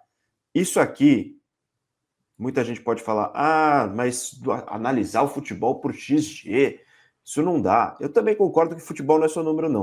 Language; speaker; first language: Portuguese; native; Portuguese